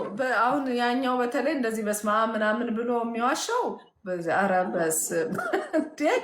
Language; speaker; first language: Amharic; native; Amharic